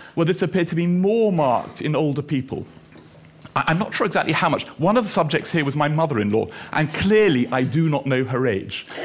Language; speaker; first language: English; native; English